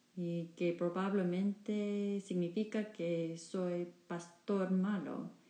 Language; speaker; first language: Spanish; non-native, learner; English